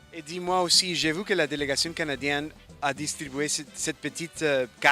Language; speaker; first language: French; non-native, fluent; English